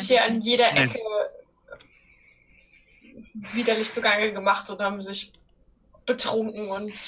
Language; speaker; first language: German; native; German